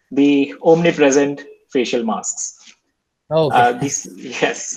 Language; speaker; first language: English; non-native, local second language; Hindi